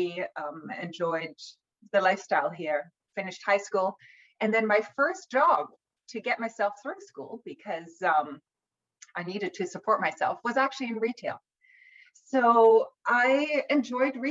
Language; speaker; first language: English; non-native, fluent; German